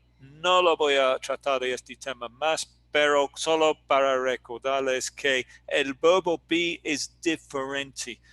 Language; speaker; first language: Spanish; non-native, fluent; English